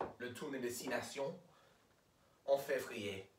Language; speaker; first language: French; non-native, learner; English